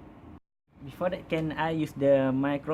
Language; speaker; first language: English; non-native, learner; Malay